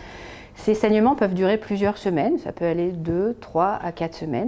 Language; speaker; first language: French; native; French